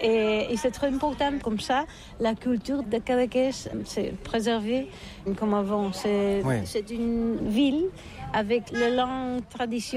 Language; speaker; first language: French; non-native, learner; Catalan